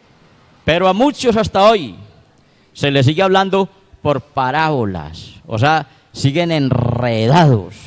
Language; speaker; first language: Spanish; native; Spanish